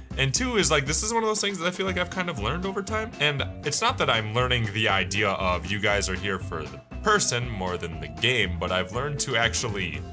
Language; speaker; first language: English; native; English